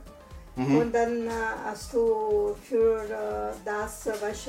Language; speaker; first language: German; non-native, learner; Italian